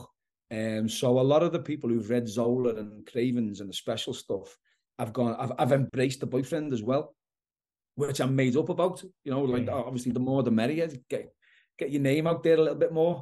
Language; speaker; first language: English; native; English